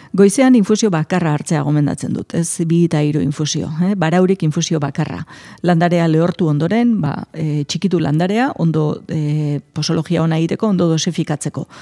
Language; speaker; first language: Basque; native; Basque